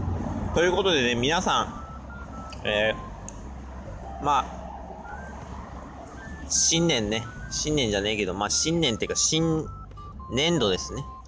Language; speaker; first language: Japanese; native; Japanese